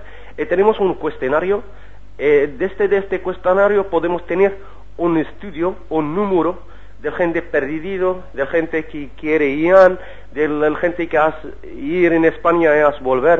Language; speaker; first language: Spanish; non-native, learner; Arabic